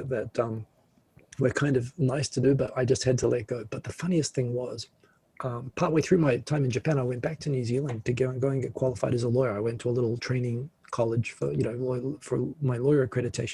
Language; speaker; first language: English; native; English